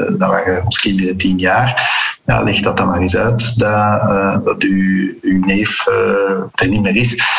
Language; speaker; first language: Dutch; early bilingual, heritage; Dutch